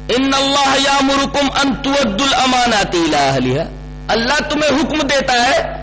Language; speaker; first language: Urdu; native; Urdu